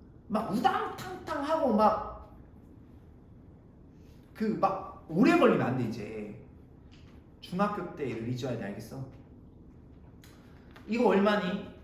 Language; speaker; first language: Korean; native; Korean